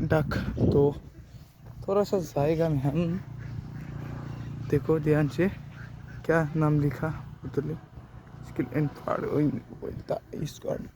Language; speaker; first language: Hindi; non-native, local second language; Bodo